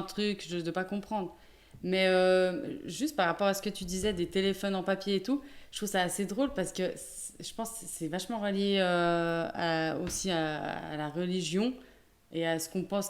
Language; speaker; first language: French; native; French